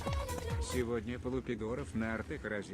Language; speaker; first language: Russian; native; Russian